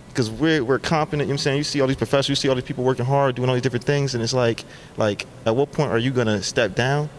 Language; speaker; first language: English; native; English